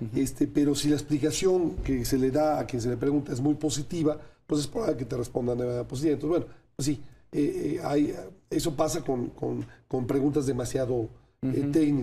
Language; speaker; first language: Spanish; native; Spanish